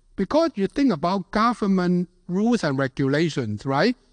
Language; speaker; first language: English; non-native, local second language; Cantonese